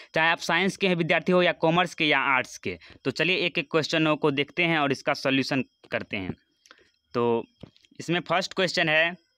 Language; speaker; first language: Hindi; native; Hindi